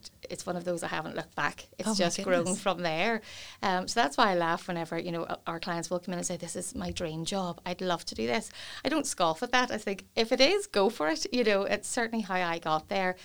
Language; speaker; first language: English; native; English